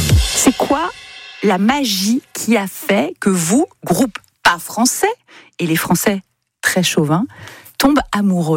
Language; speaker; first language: French; native; French